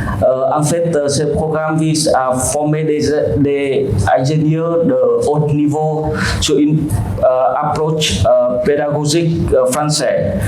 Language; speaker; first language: French; non-native, fluent; Vietnamese